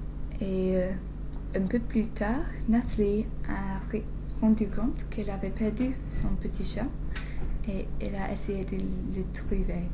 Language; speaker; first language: French; non-native, learner; English